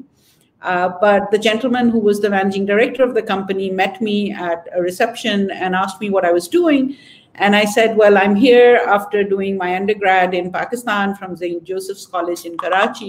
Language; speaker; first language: English; non-native, local second language; Urdu